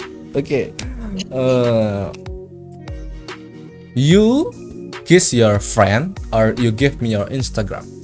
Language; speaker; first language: English; non-native, learner; Indonesian